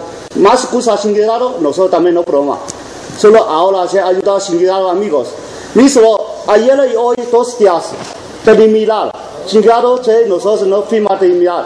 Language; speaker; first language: Spanish; non-native, learner; Chinese